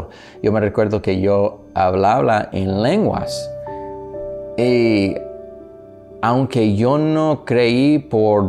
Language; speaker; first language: Spanish; non-native, learner; English